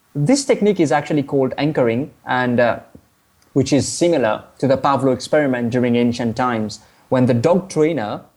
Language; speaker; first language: English; non-native, fluent; Morisyen